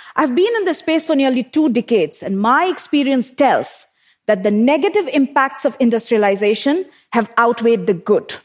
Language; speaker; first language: English; non-native, local second language; Hindi